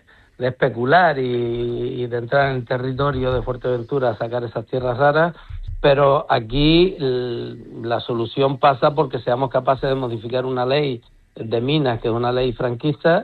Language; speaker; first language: Spanish; native; Spanish